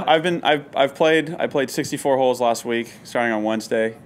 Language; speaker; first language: English; native; English